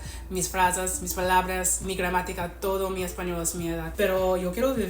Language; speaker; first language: Spanish; non-native, learner; English